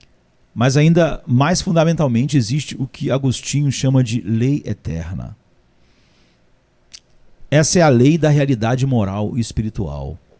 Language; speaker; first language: Portuguese; native; Portuguese